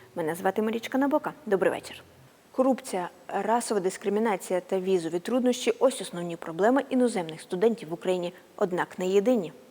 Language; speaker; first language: Ukrainian; native; Ukrainian